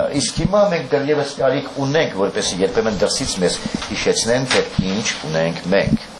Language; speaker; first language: Armenian; native; Armenian